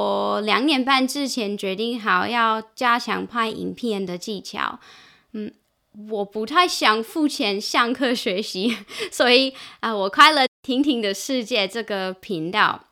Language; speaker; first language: Chinese; non-native, fluent; English